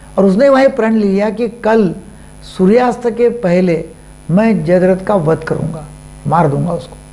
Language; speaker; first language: Hindi; non-native, local second language; Marathi